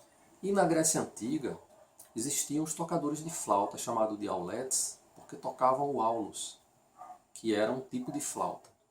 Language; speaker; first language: Portuguese; native; Portuguese